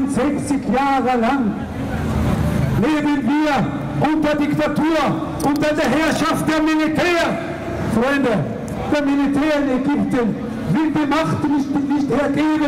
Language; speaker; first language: German; non-native, learner; Arabic